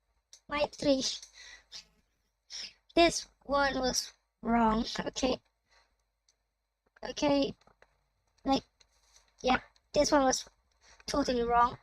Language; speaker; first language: English; non-native, fluent; Thai